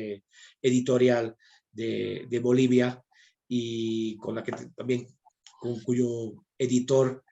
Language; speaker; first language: Spanish; native; Spanish